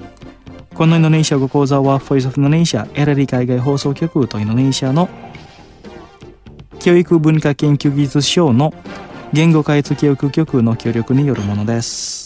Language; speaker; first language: Japanese; non-native, fluent; Indonesian